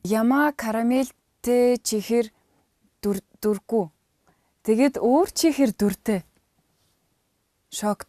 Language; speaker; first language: Mongolian; non-native, learner; Russian